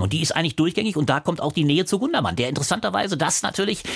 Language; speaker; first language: German; native; German